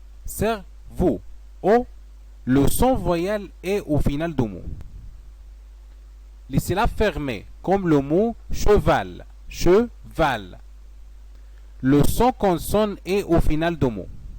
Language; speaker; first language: French; non-native, fluent; Arabic